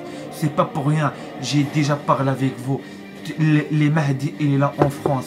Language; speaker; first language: French; non-native, learner; Arabic